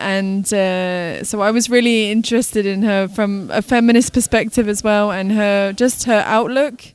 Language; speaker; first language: English; native; English